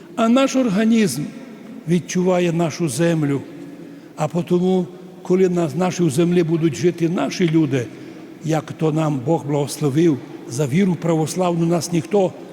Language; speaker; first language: Ukrainian; native; Ukrainian